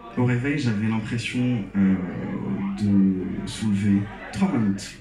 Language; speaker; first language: French; non-native, local second language; Arabic